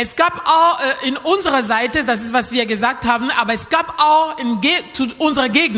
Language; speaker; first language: German; non-native, learner; French